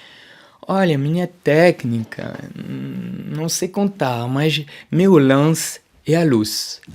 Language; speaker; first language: Portuguese; non-native, fluent; French